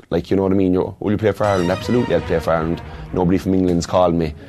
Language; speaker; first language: English; native; English